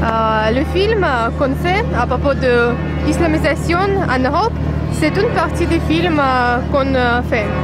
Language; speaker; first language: French; non-native, fluent; Russian